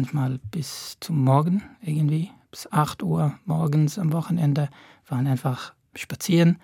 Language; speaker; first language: German; non-native, fluent; Arabic